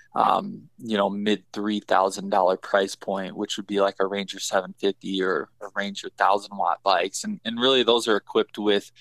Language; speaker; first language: English; native; English